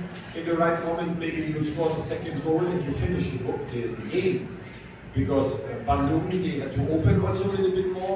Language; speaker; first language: English; non-native, fluent; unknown